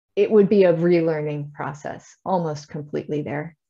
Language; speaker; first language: English; native; English